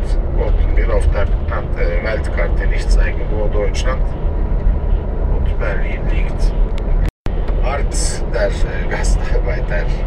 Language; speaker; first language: German; non-native, fluent; Turkish